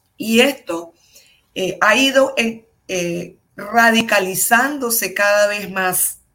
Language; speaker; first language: Spanish; native; Spanish